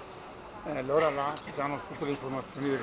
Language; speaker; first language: Italian; native; Italian